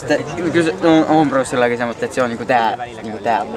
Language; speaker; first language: Finnish; native; Finnish